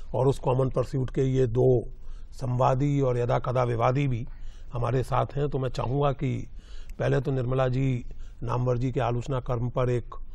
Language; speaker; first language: Hindi; native; Hindi